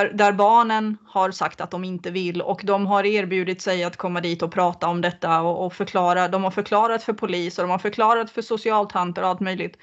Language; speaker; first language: Swedish; native; Swedish